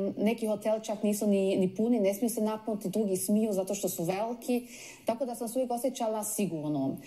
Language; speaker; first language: Croatian; early bilingual, heritage; Croatian